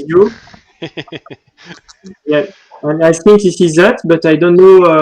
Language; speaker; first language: English; non-native, learner; French